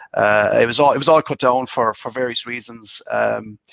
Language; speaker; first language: English; native; English